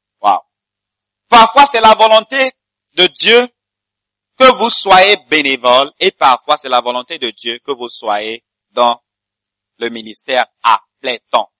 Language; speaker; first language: French; non-native, fluent; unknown